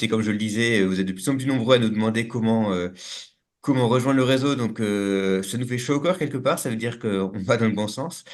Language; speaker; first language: French; native; French